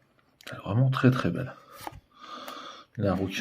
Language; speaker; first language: French; native; French